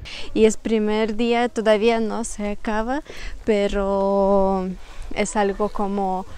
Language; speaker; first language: Spanish; non-native, fluent; Ukrainian